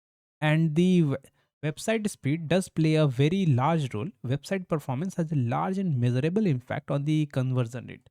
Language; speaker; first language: English; non-native, local second language; Hindi